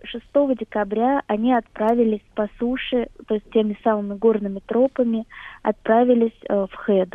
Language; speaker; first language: Russian; native; Russian